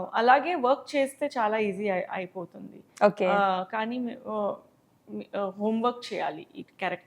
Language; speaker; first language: Telugu; non-native, learner; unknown